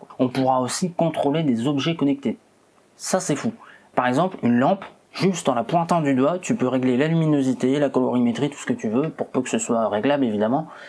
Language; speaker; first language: French; native; French